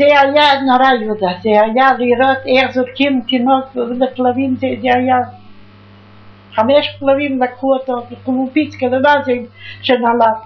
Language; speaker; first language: Hebrew; non-native, fluent; Yiddish